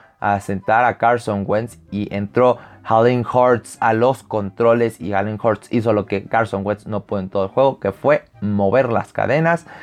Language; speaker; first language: Spanish; native; Spanish